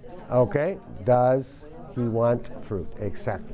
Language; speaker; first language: English; native; English